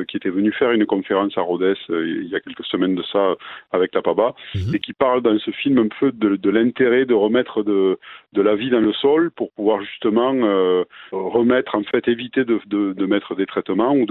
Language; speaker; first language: French; native; French